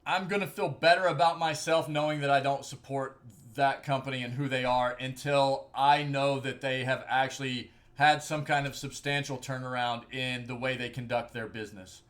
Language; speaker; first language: English; native; English